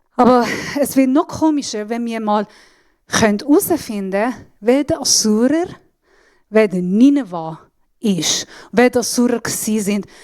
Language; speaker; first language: German; non-native, fluent; Assyrian Neo-Aramaic